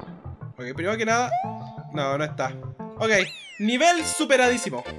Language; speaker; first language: Spanish; native; Spanish